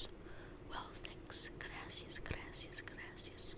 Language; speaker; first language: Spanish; non-native, learner; English